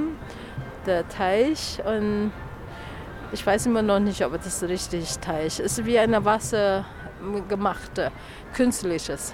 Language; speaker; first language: German; non-native, learner; Chinese